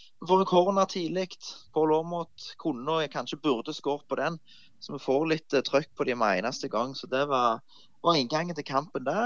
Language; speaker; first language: Norwegian; native; Norwegian